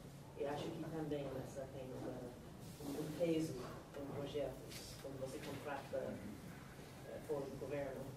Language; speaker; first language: Portuguese; non-native, learner; English